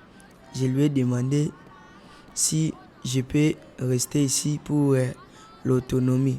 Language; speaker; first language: French; non-native, local second language; Lingala